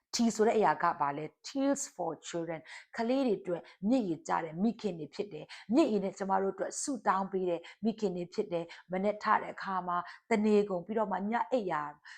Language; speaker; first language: Burmese; non-native, local second language; Tedim Chin